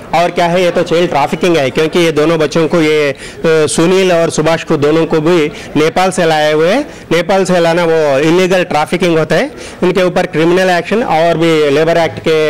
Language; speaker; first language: Hindi; non-native, local second language; Telugu